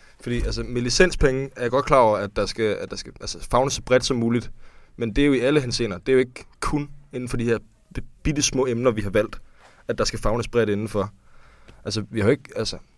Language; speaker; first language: Danish; native; Danish